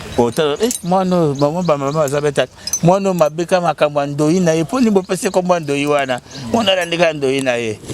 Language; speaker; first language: Lingala; non-native, local second language; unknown